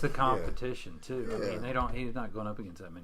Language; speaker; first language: English; native; English